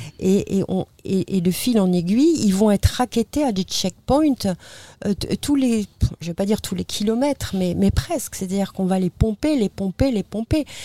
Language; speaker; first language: French; native; French